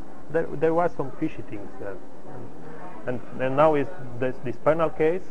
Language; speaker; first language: English; non-native, learner; Romanian